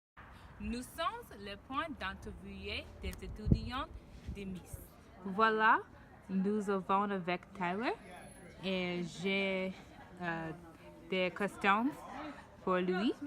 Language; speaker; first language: French; non-native, learner; English